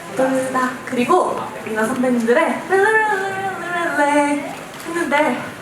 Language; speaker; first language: Korean; native; Korean